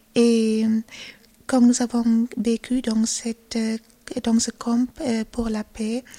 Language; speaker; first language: French; non-native, learner; German